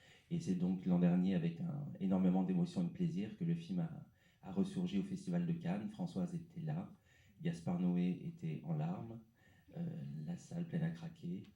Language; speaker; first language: French; native; French